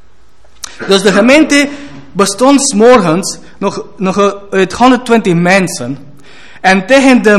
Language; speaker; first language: Dutch; non-native, fluent; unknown